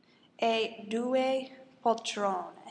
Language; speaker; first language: Italian; non-native, learner; English